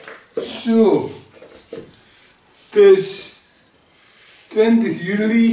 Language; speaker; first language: Dutch; native; Dutch